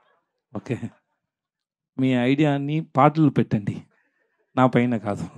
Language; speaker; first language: Telugu; non-native, learner; Tamil